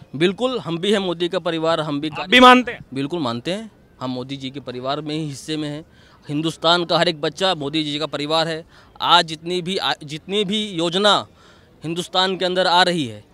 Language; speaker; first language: Hindi; non-native, local second language; Gujarati